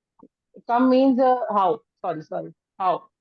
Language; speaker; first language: English; non-native, learner; Urdu